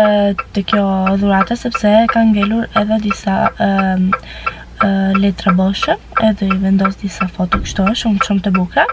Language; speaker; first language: Albanian; early bilingual, heritage; Albanian